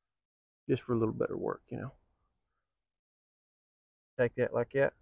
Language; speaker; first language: English; native; English